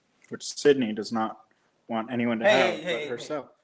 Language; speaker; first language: English; native; English